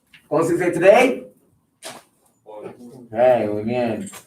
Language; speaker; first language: Spanish; non-native, fluent; English